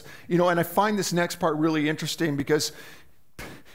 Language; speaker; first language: English; native; English